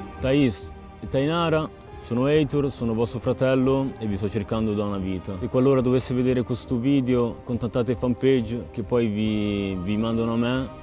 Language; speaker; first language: Italian; early bilingual, other home language; Portuguese